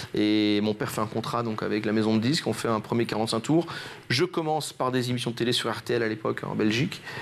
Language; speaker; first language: French; native; French